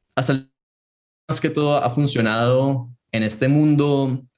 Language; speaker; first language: Spanish; native; Spanish